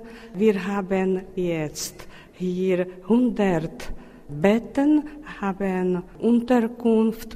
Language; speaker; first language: German; non-native, learner; Czech